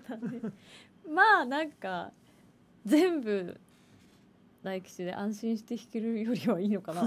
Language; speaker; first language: Japanese; native; Japanese